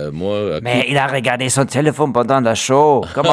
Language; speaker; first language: French; non-native, learner; German